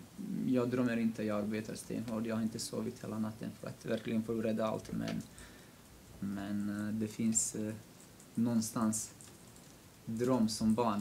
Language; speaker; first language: Swedish; non-native, local second language; Kurdish